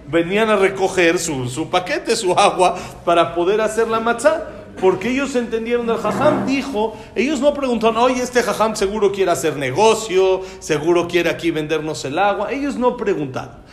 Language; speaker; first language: Spanish; native; Spanish